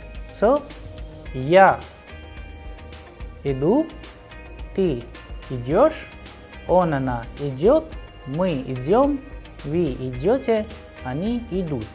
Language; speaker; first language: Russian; non-native, fluent; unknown